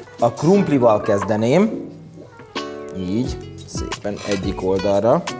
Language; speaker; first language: Hungarian; native; Hungarian